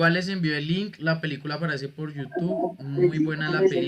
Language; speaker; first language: Spanish; native; Spanish